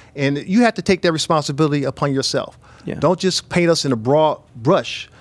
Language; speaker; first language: English; native; English